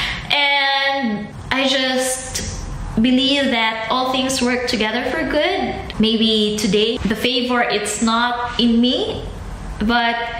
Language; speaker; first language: English; non-native, local second language; Filipino